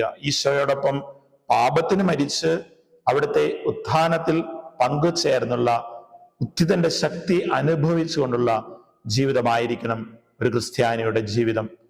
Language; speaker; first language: Malayalam; native; Malayalam